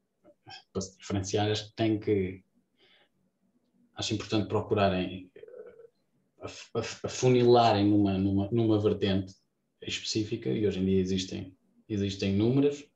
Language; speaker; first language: Portuguese; native; Portuguese